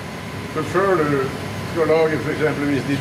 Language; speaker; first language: Norwegian; native; Norwegian